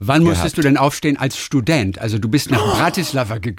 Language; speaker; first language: German; native; German